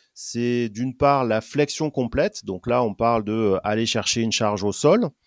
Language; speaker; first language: French; native; French